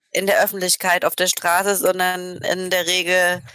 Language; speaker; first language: German; native; German